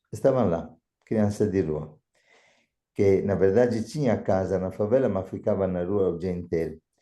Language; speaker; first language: Portuguese; non-native, fluent; Italian